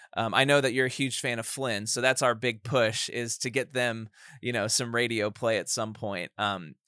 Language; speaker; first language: English; native; English